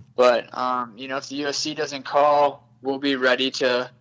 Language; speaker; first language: English; native; English